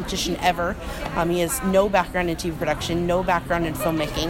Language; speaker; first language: English; native; English